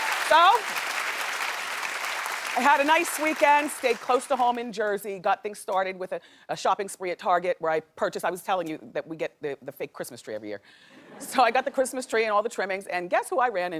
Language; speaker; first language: English; native; English